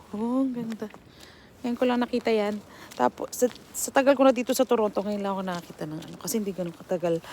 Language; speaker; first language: Filipino; native; Filipino